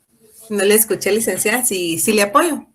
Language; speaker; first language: Spanish; native; Spanish